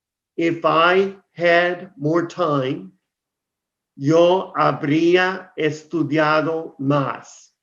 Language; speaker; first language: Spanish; non-native, fluent; English